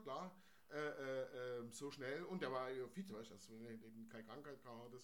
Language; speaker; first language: German; native; German